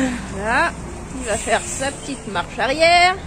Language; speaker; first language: French; native; French